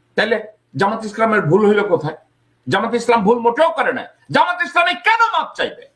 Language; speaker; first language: Bangla; native; Bangla